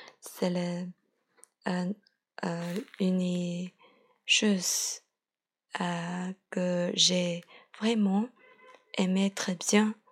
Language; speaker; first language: French; non-native, learner; Chinese